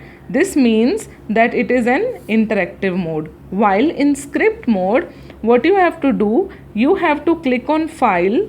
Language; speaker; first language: English; non-native, local second language; Hindi